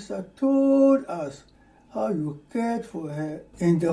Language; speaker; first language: English; non-native, fluent; Ewe